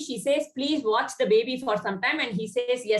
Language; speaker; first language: English; non-native, local second language; Kannada